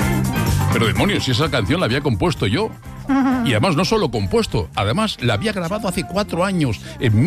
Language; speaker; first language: Spanish; native; Spanish